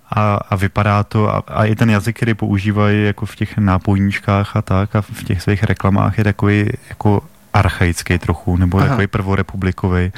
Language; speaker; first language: Czech; native; Czech